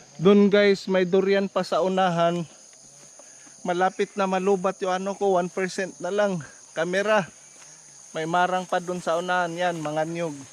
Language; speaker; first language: Filipino; non-native, local second language; Cebuano